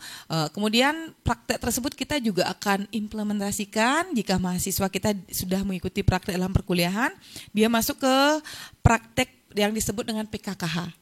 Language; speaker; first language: Indonesian; native; Indonesian